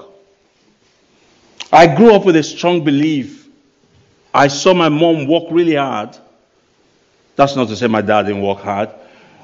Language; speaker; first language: English; non-native, local second language; Yoruba